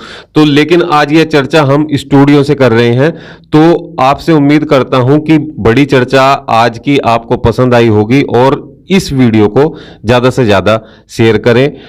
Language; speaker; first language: Hindi; native; Hindi